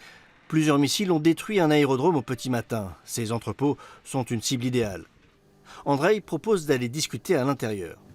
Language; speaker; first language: French; native; French